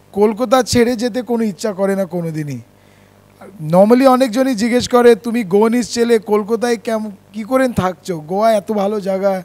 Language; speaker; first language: Bangla; non-native, fluent; Konkani